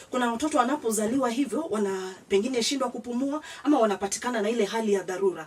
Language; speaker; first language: Swahili; non-native, local second language; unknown